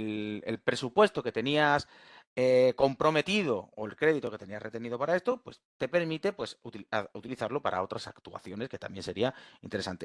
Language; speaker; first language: Spanish; native; Spanish